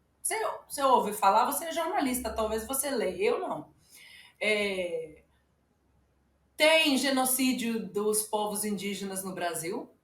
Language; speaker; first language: Portuguese; non-native, fluent; Ukrainian